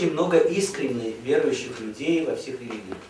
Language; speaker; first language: Russian; native; Russian